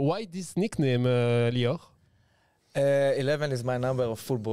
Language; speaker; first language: English; non-native, fluent; Hebrew